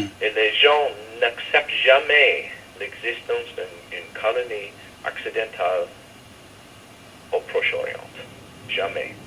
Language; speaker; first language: French; non-native, fluent; English